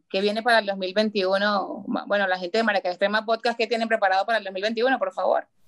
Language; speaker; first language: Spanish; native; Spanish